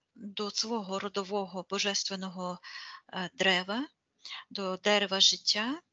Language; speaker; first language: Ukrainian; non-native, local second language; Russian